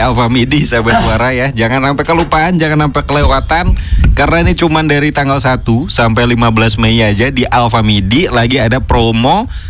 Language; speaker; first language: Indonesian; non-native, local second language; Javanese